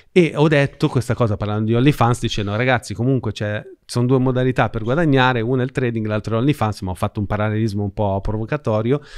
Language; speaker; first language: Italian; native; Italian